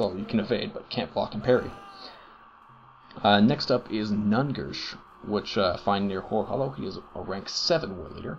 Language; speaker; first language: English; native; English